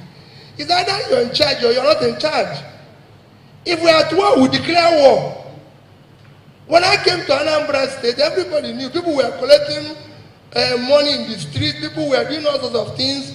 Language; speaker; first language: English; non-native, local second language; Igbo